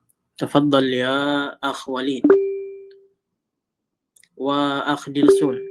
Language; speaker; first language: Arabic; non-native, fluent; Filipino